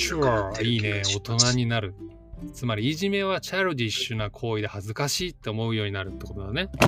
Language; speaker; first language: Japanese; native; Japanese